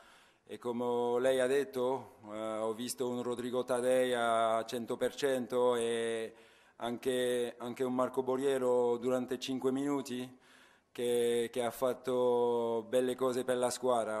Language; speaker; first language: Italian; non-native, fluent; French